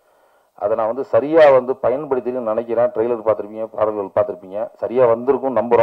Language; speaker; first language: Tamil; native; Tamil